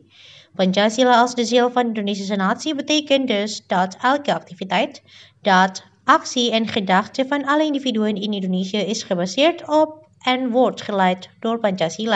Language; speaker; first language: Dutch; non-native, learner; Indonesian